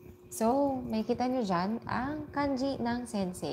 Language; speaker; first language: Filipino; native; Filipino